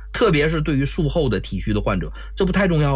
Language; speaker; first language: Chinese; native; Chinese